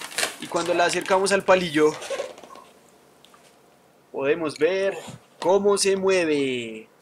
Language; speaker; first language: Spanish; native; Spanish